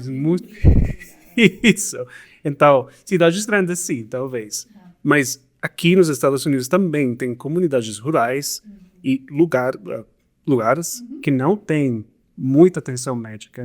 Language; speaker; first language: Portuguese; non-native, fluent; Spanish